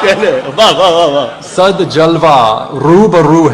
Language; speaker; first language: Urdu; non-native, fluent; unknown